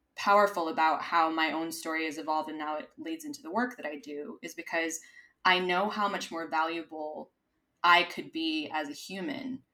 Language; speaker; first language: English; native; English